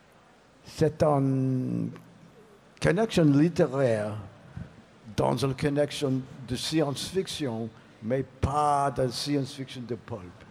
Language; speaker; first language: French; non-native, learner; English